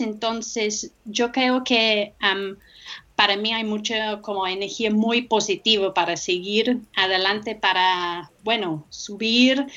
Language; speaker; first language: Spanish; non-native, fluent; English